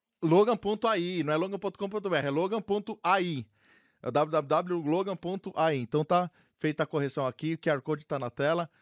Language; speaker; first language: Portuguese; native; Portuguese